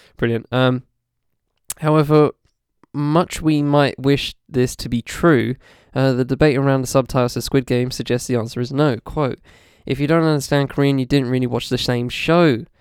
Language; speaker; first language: English; native; English